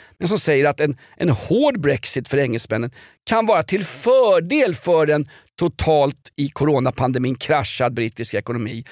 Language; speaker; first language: Swedish; native; Swedish